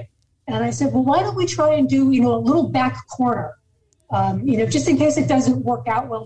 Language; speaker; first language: English; native; English